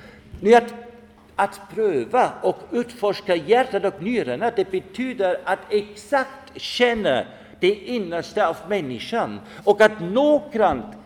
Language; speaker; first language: Swedish; non-native, fluent; German